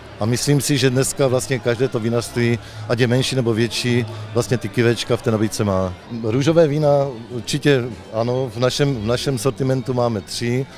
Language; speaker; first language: Czech; native; Czech